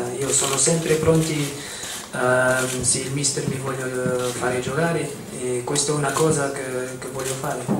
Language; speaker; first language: Italian; non-native, fluent; Dutch